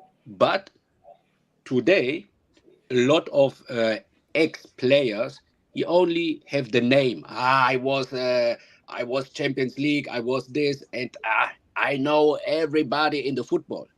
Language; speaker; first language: English; non-native, learner; German